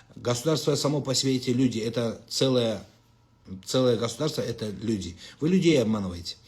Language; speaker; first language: Russian; non-native, local second language; Kazakh